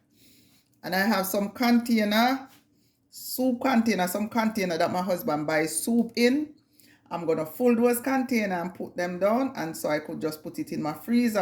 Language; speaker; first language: English; non-native, local second language; Jamaican Creole English